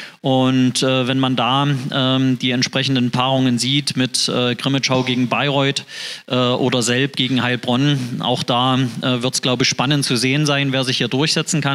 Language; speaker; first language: German; native; German